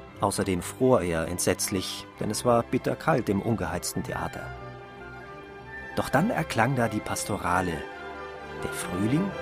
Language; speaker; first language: German; native; German